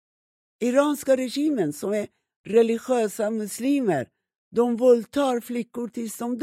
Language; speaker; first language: Swedish; non-native, fluent; Persian